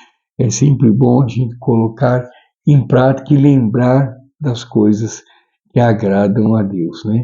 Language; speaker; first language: Portuguese; native; Portuguese